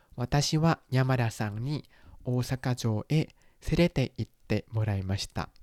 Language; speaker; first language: Japanese; non-native, fluent; Thai